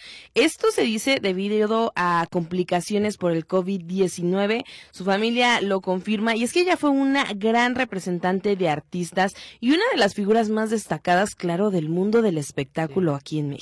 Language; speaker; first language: Spanish; native; Spanish